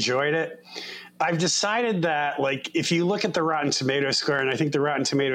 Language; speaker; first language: English; native; English